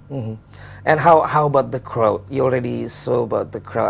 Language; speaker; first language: English; non-native, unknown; Indonesian